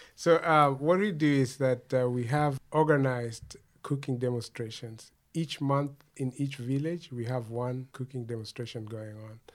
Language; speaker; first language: English; non-native, local second language; Luo (Kenya and Tanzania)